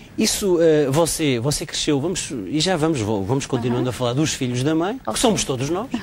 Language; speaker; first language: Portuguese; native; Portuguese